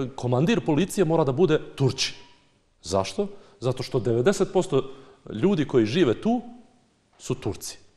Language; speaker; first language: Bosnian; non-native, local second language; Albanian